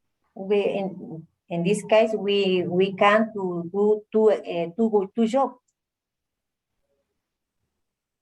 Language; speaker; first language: English; non-native, learner; Spanish